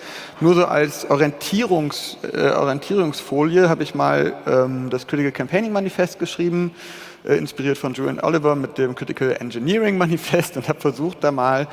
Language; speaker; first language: German; native; German